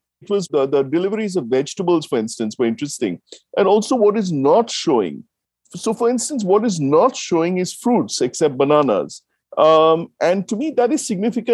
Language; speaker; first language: English; non-native, local second language; Tamil